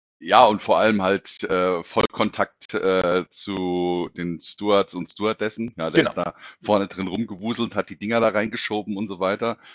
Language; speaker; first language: German; native; German